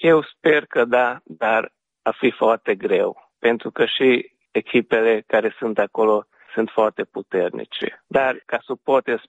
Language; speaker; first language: Romanian; early bilingual, heritage; Romanian